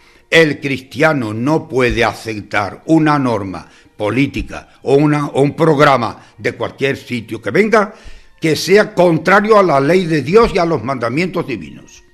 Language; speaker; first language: Spanish; native; Spanish